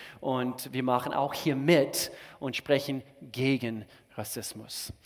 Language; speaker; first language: German; non-native, fluent; English